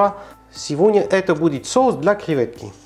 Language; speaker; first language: Russian; non-native, learner; French